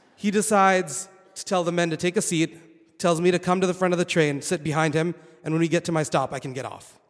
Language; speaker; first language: English; non-native, fluent; Arabic